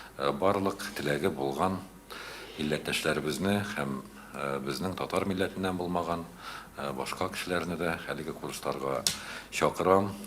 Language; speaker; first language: Tatar; native; Tatar